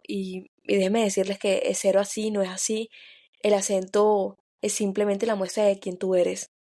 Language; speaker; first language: Spanish; native; Spanish